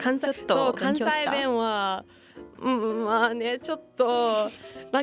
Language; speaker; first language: Japanese; non-native, fluent; English